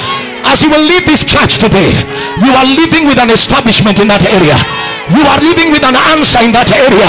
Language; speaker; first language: English; non-native, local second language; Swahili